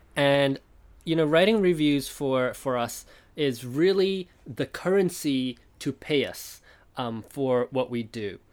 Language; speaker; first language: English; non-native, fluent; Chinese